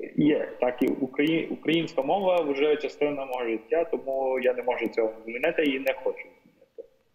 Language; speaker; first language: Ukrainian; non-native, fluent; Tamil